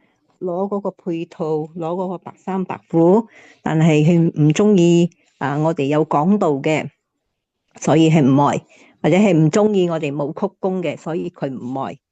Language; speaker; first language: Cantonese; native; Cantonese